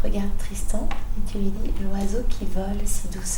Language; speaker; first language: French; native; French